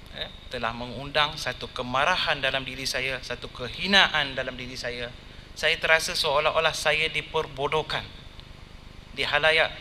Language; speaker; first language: Malay; non-native, local second language; Tamil